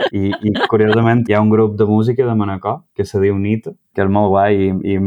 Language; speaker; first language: Catalan; native; Catalan